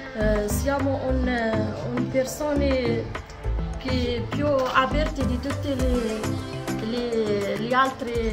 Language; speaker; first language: Italian; non-native, learner; Arabic